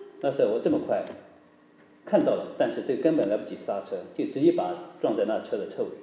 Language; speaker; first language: Chinese; native; Chinese